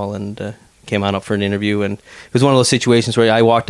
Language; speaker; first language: English; native; English